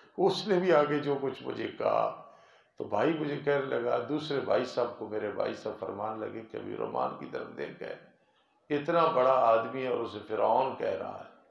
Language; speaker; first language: Urdu; non-native, local second language; Punjabi